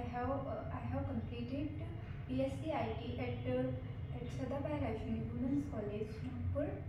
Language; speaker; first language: English; non-native, learner; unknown